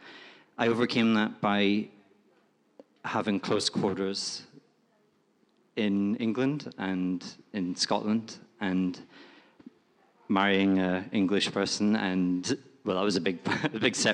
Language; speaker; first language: English; native; English